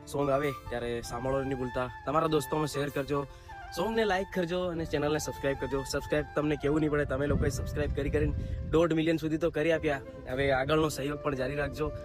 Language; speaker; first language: Gujarati; non-native, local second language; Bhili